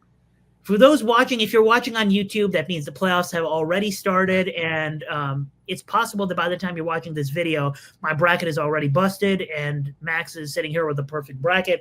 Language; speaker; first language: English; native; English